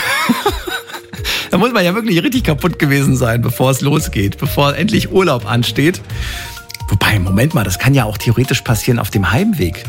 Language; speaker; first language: German; native; German